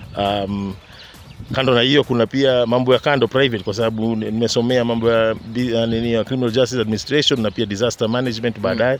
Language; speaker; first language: Swahili; native; Swahili